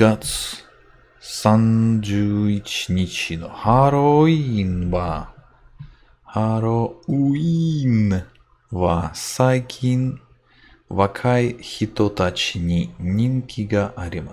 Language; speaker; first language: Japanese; non-native, learner; English